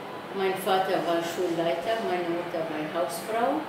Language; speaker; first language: German; non-native, fluent; Arabic